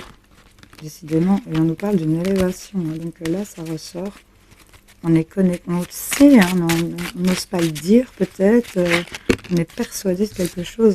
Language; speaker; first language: French; native; French